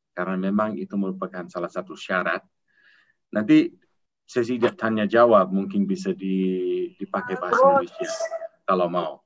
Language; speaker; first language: Indonesian; non-native, fluent; English